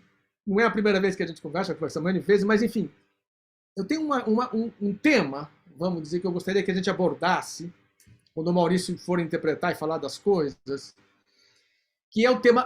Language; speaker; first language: Portuguese; native; Portuguese